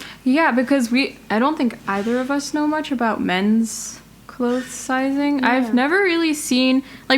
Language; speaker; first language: English; native; English